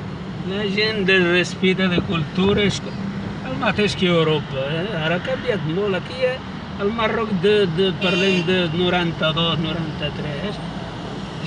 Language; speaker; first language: Catalan; non-native, learner; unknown